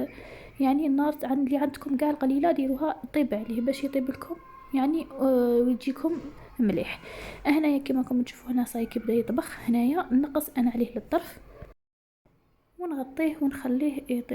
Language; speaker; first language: Arabic; native; Arabic